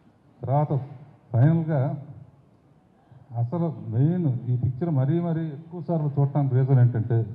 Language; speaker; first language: Telugu; native; Telugu